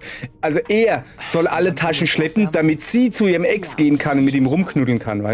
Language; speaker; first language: German; native; German